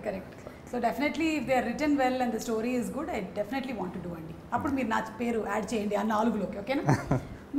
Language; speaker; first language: Telugu; native; Telugu